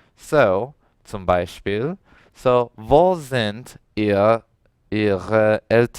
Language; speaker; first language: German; non-native, learner; English